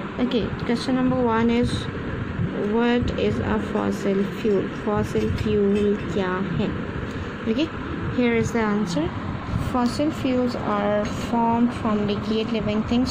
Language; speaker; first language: English; non-native, local second language; Urdu